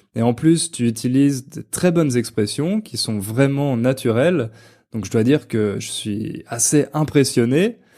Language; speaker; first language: French; native; French